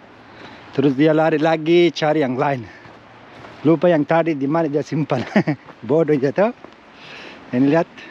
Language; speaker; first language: Indonesian; non-native, fluent; Persian